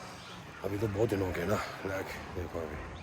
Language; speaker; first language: Hindi; non-native, local second language; Tibetan